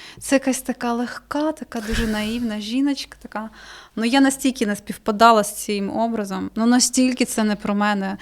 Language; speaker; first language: Ukrainian; native; Ukrainian